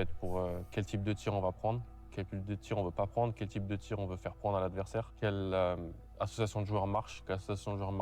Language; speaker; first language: French; native; French